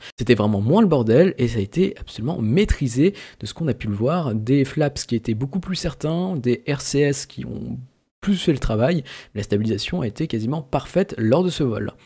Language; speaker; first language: French; native; French